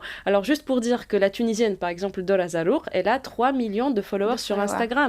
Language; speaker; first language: French; non-native, local second language; Arabic